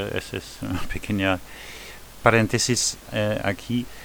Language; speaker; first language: Spanish; non-native, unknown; French